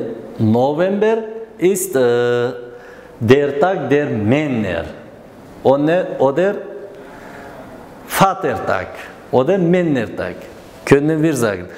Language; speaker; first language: German; non-native, learner; Uzbek